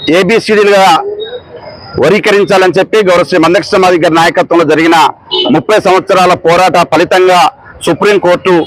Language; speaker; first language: Telugu; native; Telugu